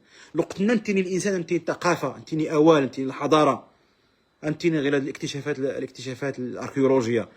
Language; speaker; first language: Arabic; non-native, local second language; Berber languages